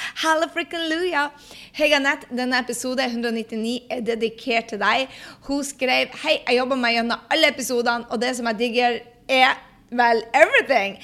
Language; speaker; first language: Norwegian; early bilingual, heritage; Norwegian